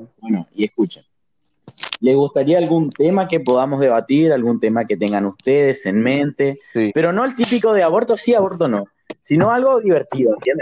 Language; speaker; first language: Spanish; native; Spanish